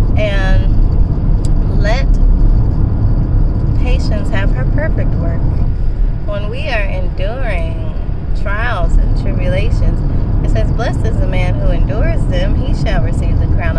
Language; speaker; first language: English; native; English